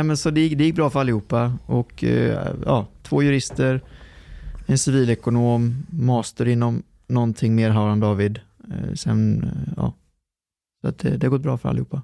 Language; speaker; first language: Swedish; early bilingual, other home language; Arabic